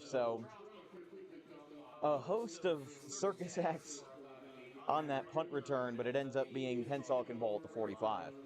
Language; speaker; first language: English; native; English